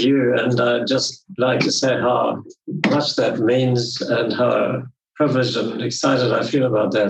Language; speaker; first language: English; native; English